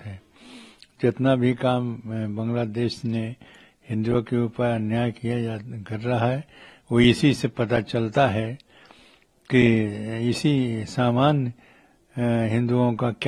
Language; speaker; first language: Hindi; native; Hindi